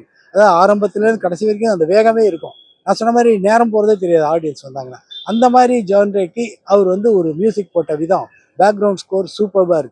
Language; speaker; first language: Tamil; native; Tamil